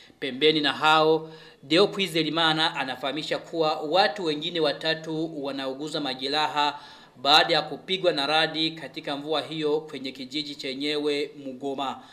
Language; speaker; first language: Swahili; non-native, local second language; Rundi